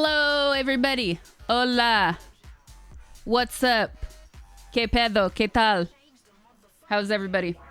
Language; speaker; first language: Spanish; non-native, learner; English